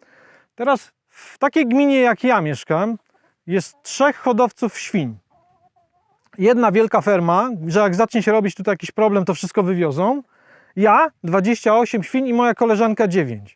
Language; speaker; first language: Polish; native; Polish